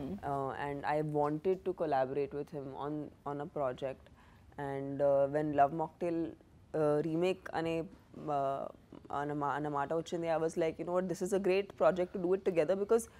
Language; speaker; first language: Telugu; non-native, fluent; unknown